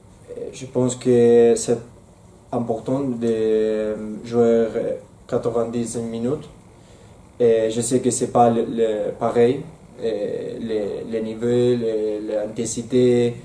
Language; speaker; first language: French; non-native, learner; Spanish